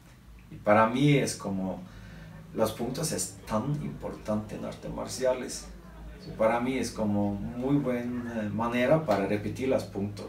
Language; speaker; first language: Spanish; non-native, learner; Norwegian